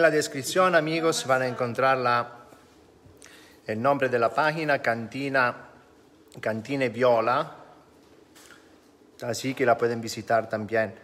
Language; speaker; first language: Spanish; non-native, fluent; Italian